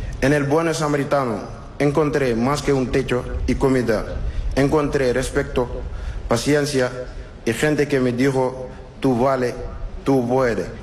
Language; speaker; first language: Spanish; non-native, learner; Wolof